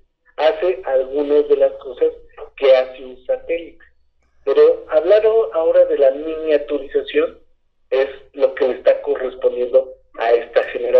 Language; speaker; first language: Spanish; native; Spanish